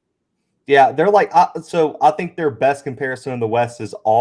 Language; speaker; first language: English; native; English